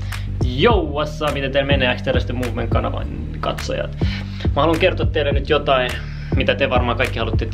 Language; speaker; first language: Finnish; native; Finnish